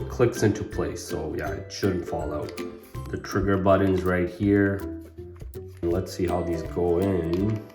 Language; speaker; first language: English; native; English